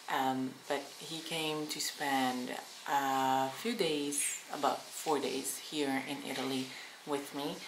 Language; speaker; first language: English; non-native, fluent; Italian